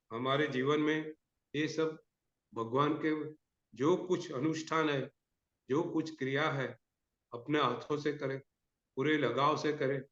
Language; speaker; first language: Hindi; non-native, local second language; Gujarati